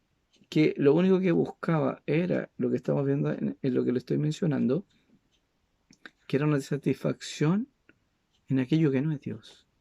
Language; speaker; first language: Spanish; native; Spanish